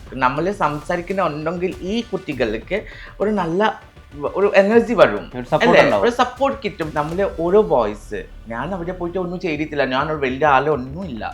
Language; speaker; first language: Malayalam; non-native, local second language; Assamese